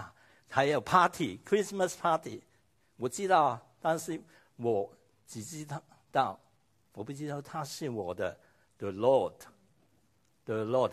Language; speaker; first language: Chinese; non-native, local second language; Cantonese